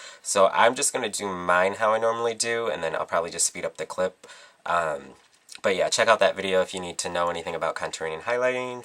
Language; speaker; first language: English; native; English